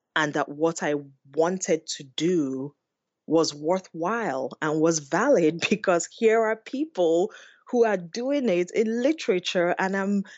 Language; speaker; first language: English; non-native, local second language; Igbo